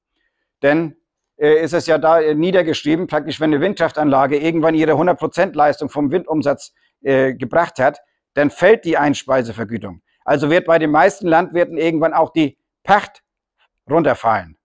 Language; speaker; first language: German; native; German